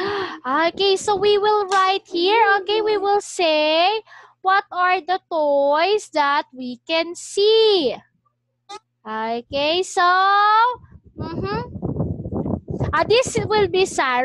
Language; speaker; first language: English; non-native, fluent; Filipino